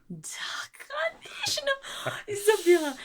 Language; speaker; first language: Russian; non-native, learner; English